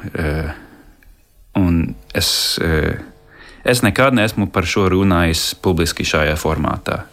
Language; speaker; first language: Latvian; non-native, fluent; English